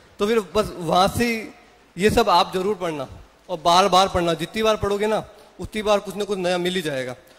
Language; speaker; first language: Hindi; native; Hindi